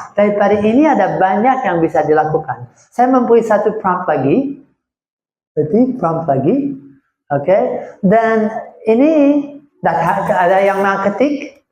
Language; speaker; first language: Indonesian; non-native, fluent; English